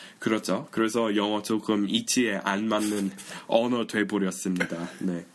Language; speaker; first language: Korean; non-native, fluent; English